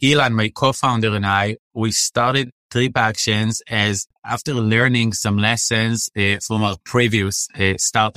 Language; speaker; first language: English; non-native, fluent; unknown